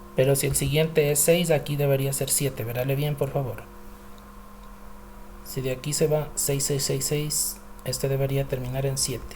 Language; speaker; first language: Spanish; native; Spanish